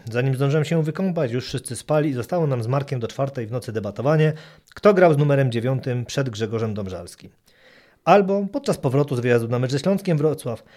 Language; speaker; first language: Polish; native; Polish